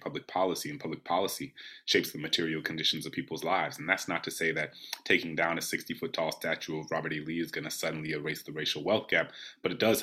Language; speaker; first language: English; native; English